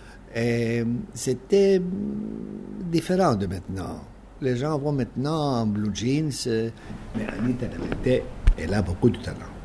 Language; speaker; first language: French; non-native, fluent; Greek